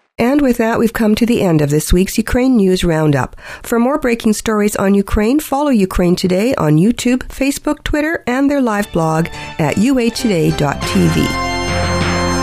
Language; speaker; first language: English; early bilingual, other home language; Ukrainian